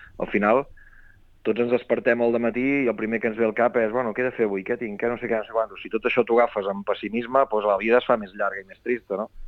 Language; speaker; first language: Catalan; native; Catalan